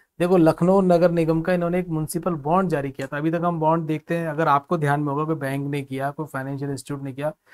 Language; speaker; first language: Hindi; native; Hindi